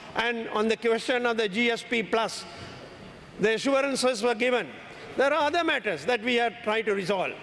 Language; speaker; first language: English; non-native, local second language; Sinhala